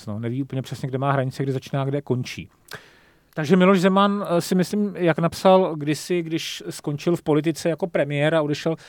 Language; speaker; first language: Czech; native; Czech